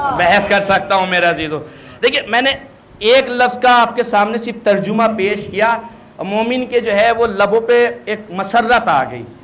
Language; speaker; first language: Urdu; native; Urdu